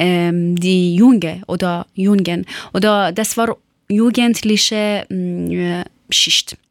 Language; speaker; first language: German; non-native, learner; Persian